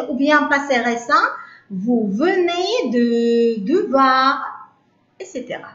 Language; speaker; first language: French; non-native, learner; Uzbek